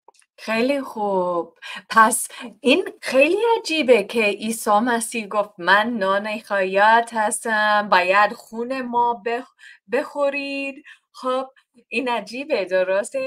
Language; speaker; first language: Persian; non-native, learner; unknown